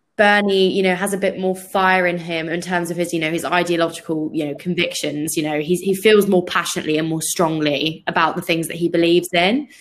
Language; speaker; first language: English; native; English